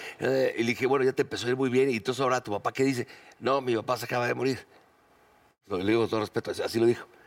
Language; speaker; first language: Spanish; native; Spanish